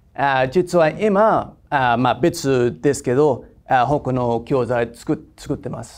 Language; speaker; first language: Japanese; non-native, fluent; English